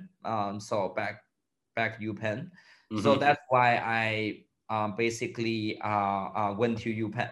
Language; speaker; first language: English; non-native, fluent; Chinese